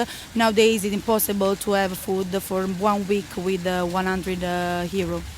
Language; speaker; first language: English; non-native, learner; Italian